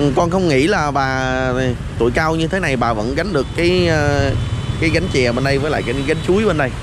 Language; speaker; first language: Vietnamese; native; Vietnamese